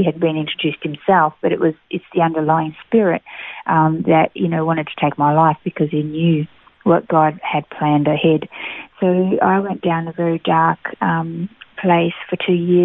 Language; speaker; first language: English; native; English